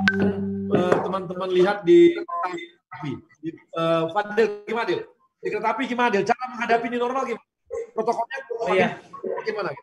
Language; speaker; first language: Indonesian; native; Indonesian